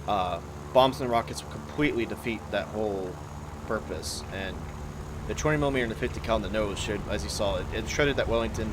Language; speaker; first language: English; native; English